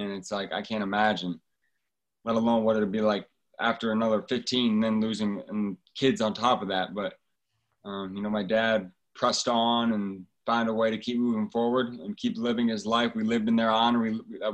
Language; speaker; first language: English; native; English